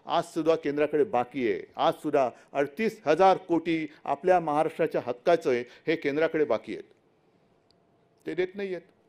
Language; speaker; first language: Marathi; native; Marathi